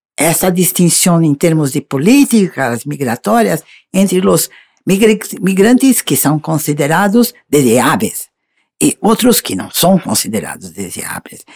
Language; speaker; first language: Spanish; non-native, learner; Portuguese